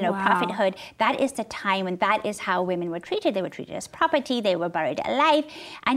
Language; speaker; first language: English; non-native, local second language; Urdu